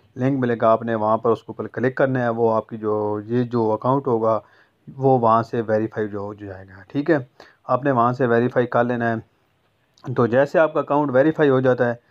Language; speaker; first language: Urdu; non-native, local second language; Punjabi